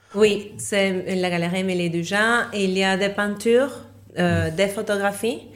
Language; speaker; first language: French; non-native, fluent; Spanish